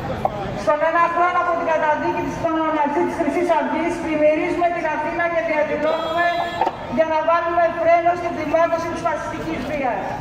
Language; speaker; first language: Greek; native; Greek